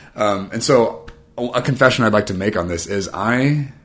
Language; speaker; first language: English; native; English